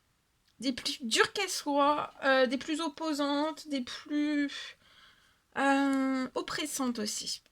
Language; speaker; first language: French; native; French